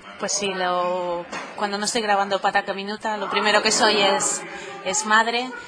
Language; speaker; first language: Spanish; native; Spanish